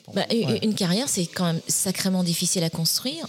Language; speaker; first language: French; native; French